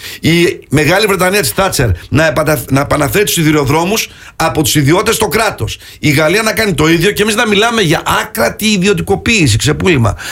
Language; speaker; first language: Greek; early bilingual, heritage; Greek